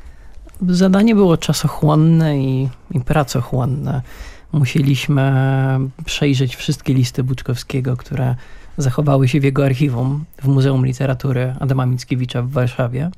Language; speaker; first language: Polish; native; Polish